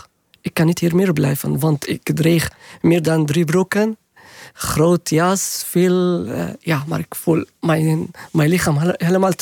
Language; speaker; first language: Dutch; non-native, learner; Arabic